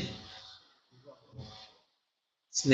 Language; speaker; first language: English; non-native, learner; Indonesian